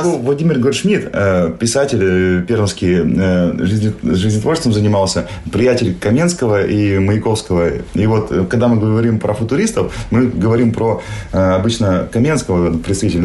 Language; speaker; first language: Russian; native; Russian